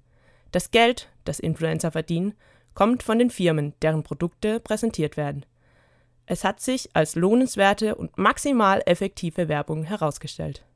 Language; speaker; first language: German; native; German